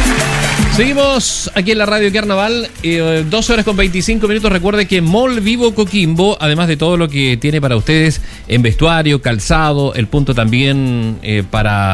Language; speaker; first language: Spanish; native; Spanish